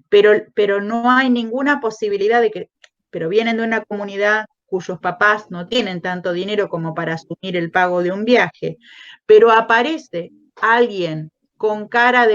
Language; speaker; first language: Spanish; native; Spanish